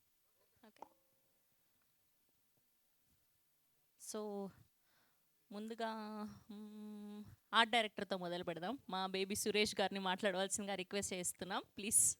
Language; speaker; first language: Telugu; native; Telugu